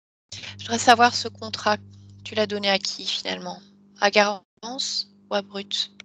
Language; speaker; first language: French; native; French